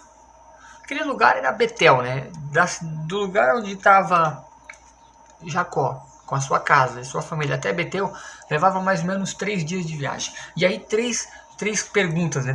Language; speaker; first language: Portuguese; native; Portuguese